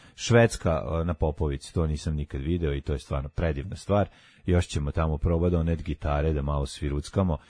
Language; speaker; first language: Serbian; native; Serbian